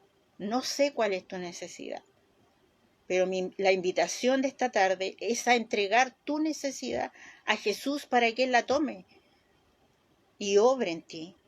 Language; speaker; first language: Spanish; native; Spanish